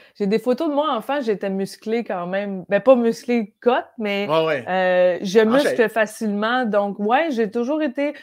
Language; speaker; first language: French; native; French